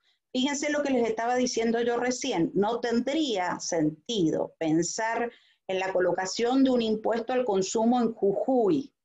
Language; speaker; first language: Spanish; native; Spanish